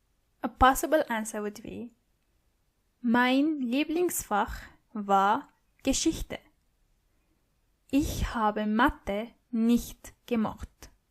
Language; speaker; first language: German; non-native, fluent; English